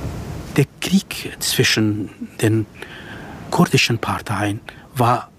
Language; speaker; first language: German; non-native, fluent; Central Kurdish